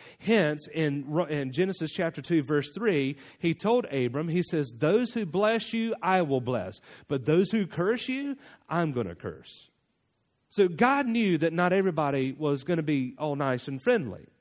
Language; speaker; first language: English; native; English